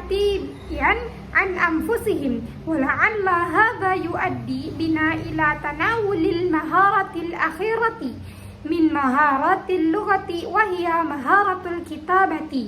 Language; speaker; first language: Arabic; non-native, learner; Indonesian